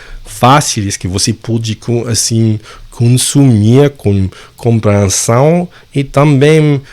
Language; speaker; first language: Portuguese; non-native, fluent; English